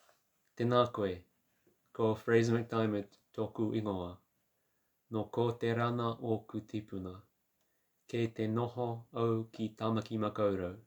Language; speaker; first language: Māori; non-native, learner; English